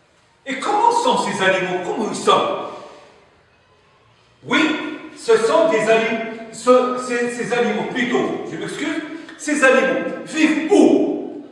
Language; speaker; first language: French; non-native, local second language; Arabic